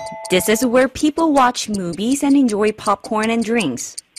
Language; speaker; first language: English; non-native, fluent; Korean